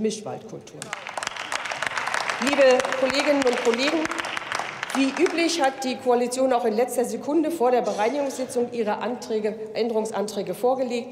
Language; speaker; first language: German; native; German